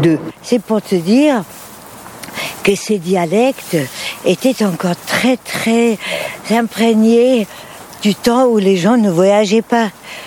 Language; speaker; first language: French; non-native, fluent; German